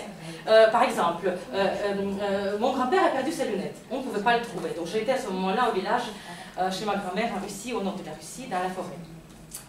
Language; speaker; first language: French; non-native, fluent; Russian